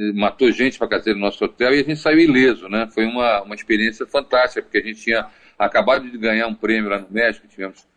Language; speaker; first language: Portuguese; native; Portuguese